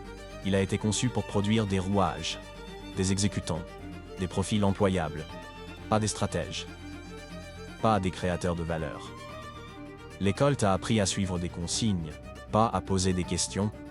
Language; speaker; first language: French; native; French